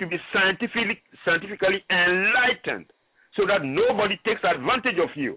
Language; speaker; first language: English; non-native, local second language; French